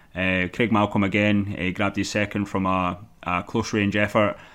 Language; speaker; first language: English; native; English